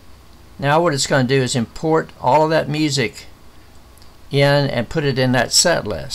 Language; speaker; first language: English; native; English